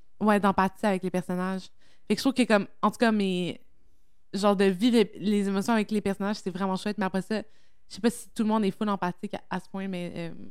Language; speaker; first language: French; native; French